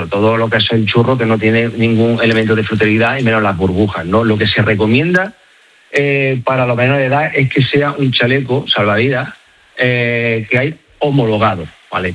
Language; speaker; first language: Spanish; native; Spanish